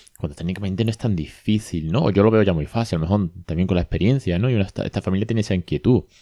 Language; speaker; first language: Spanish; native; Spanish